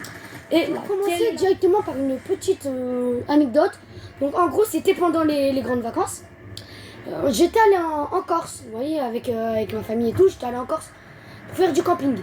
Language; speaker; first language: French; native; French